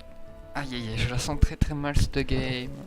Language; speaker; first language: French; native; French